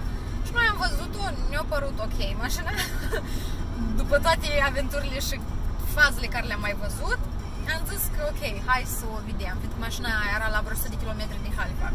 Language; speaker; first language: Romanian; native; Romanian